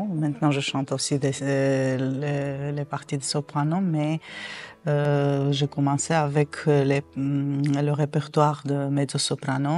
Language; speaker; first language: French; non-native, fluent; Armenian